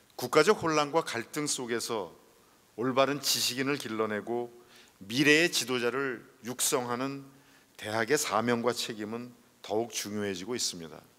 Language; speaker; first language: Korean; native; Korean